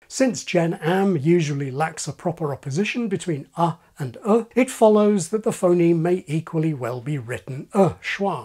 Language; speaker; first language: English; native; English